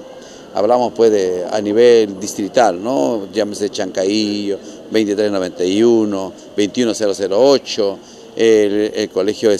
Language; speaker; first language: Spanish; native; Spanish